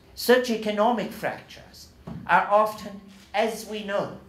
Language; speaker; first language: English; native; English